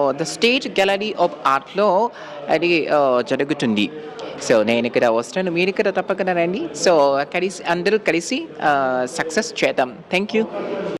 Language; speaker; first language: Telugu; non-native, learner; Japanese